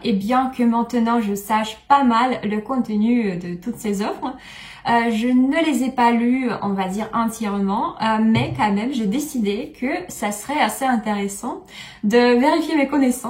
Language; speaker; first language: French; non-native, fluent; Russian